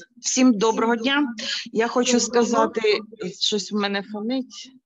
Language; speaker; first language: Ukrainian; non-native, local second language; Bulgarian